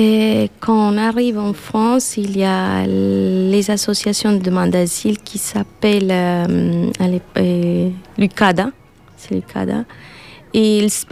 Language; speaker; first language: French; non-native, learner; Spanish